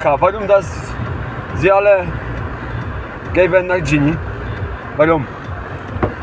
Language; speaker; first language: German; non-native, learner; Polish